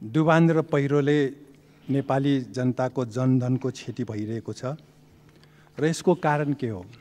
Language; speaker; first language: Nepali; non-native, local second language; Newari